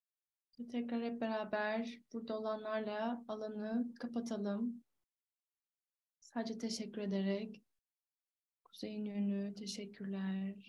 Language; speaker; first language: Turkish; native; Turkish